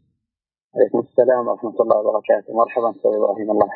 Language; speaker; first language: Arabic; native; Arabic